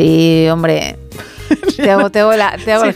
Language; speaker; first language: Spanish; native; Spanish